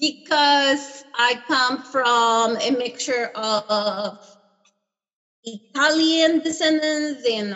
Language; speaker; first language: English; non-native, fluent; Spanish